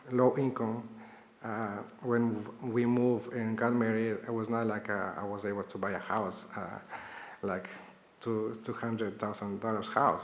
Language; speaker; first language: English; non-native, fluent; Spanish